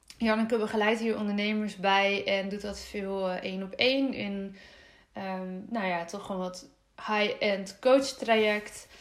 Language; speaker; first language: Dutch; native; Dutch